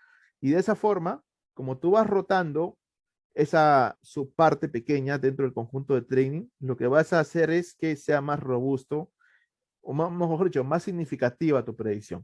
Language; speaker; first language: Spanish; native; Spanish